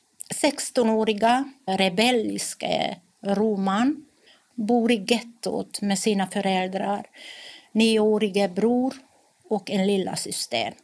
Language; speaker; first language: Swedish; non-native, fluent; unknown